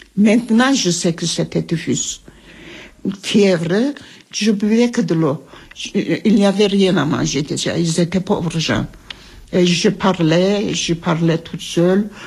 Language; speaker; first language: French; non-native, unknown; Armenian